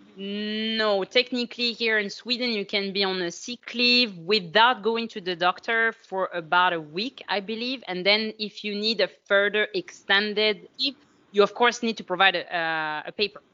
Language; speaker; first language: English; non-native, fluent; French